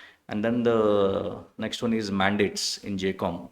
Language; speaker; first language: English; non-native, local second language; Telugu